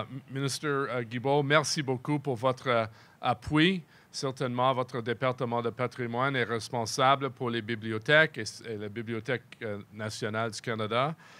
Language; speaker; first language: French; non-native, fluent; English